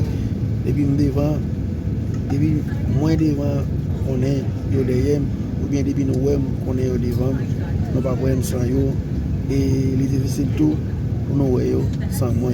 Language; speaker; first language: French; non-native, learner; Haitian Creole